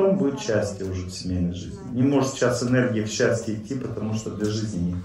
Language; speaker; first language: Russian; native; Russian